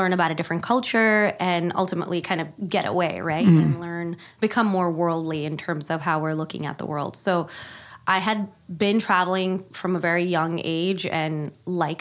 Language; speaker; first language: English; early bilingual, other home language; Kannada